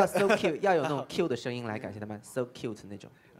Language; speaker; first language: Chinese; native; Chinese